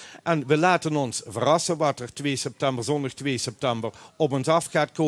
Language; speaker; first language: Dutch; native; Dutch